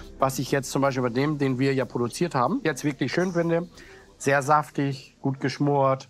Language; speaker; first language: German; native; German